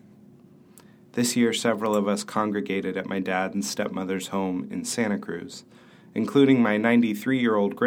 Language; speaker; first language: English; native; English